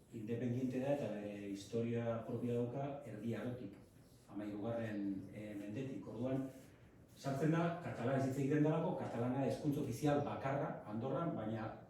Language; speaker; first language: Basque; non-native, fluent; Catalan